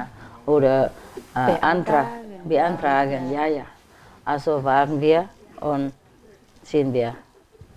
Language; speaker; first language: German; non-native, learner; Vietnamese